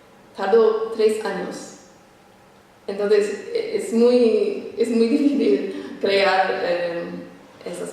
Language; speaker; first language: Spanish; non-native, fluent; English